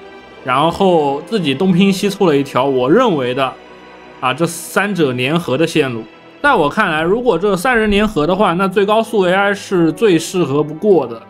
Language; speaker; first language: Chinese; native; Chinese